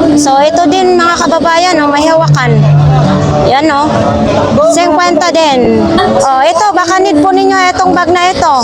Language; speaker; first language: Filipino; non-native, local second language; Cebuano